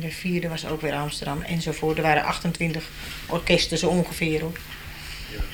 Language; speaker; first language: Dutch; native; Dutch